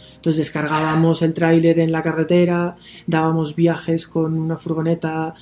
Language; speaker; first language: Spanish; native; Spanish